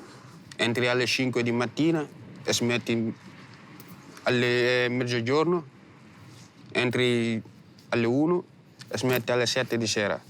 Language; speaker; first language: Italian; non-native, learner; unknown